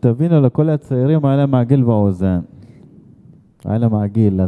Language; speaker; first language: Hebrew; non-native, fluent; Arabic